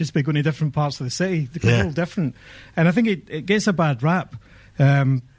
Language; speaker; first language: English; native; English